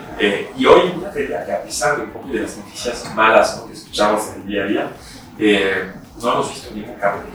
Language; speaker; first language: Spanish; non-native, fluent; French